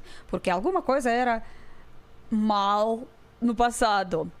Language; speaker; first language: Portuguese; non-native, learner; Russian